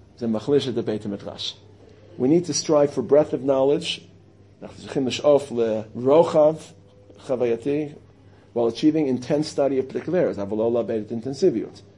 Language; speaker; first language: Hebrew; non-native, fluent; English